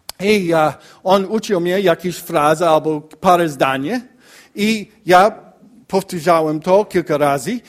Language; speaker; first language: Polish; non-native, learner; English